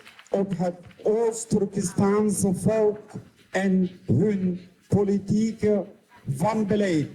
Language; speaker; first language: Dutch; non-native, fluent; Uyghur